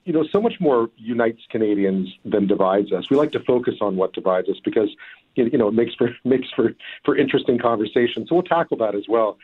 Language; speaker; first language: English; native; English